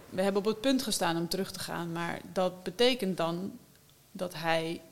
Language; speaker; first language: Dutch; native; Dutch